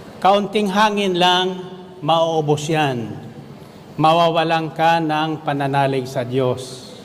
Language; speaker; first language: Filipino; native; Filipino